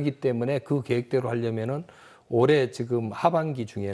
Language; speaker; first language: Korean; native; Korean